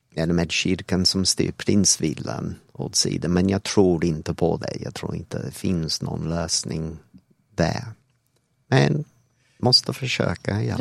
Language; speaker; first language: Swedish; non-native, fluent; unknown